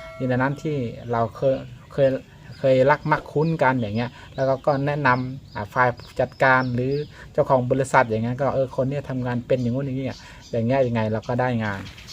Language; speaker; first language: Thai; native; Thai